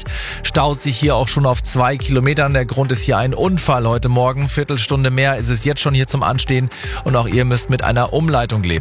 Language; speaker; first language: German; native; German